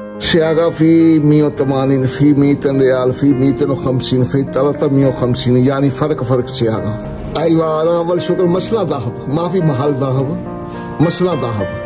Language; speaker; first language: Arabic; non-native, learner; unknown